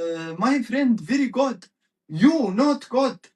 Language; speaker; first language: English; non-native, learner; Arabic